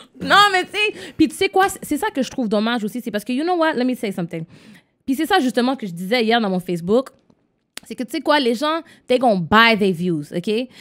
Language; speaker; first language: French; non-native, local second language; English